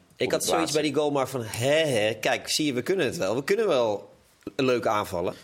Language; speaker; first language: Dutch; native; Dutch